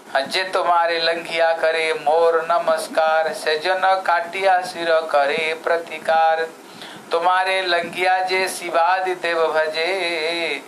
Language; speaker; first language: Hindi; non-native, local second language; Odia